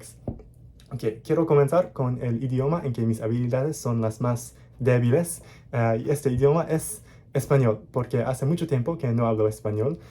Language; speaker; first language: Spanish; non-native, learner; English